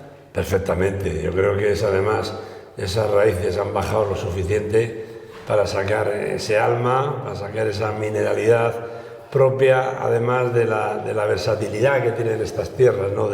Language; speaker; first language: Spanish; native; Spanish